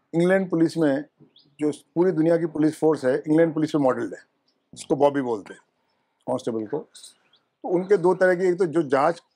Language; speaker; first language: Hindi; native; Hindi